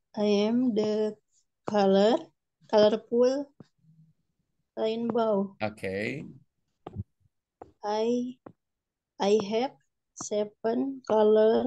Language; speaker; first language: English; non-native, learner; Indonesian